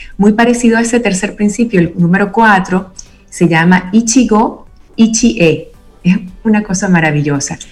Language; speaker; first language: Spanish; native; Spanish